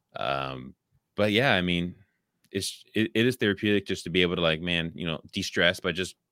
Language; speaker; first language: English; native; English